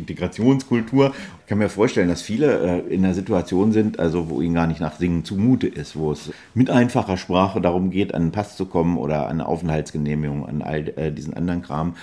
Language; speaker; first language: German; native; German